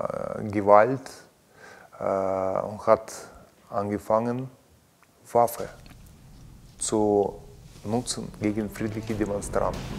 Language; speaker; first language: German; non-native, learner; Russian